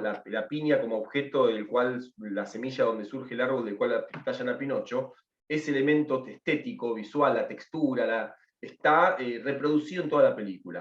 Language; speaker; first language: Spanish; native; Spanish